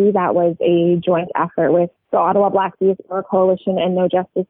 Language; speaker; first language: English; native; English